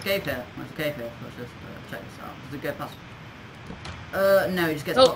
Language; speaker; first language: English; native; English